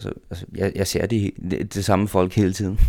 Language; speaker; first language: Danish; non-native, local second language; Faroese